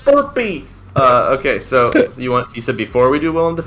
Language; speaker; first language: English; native; English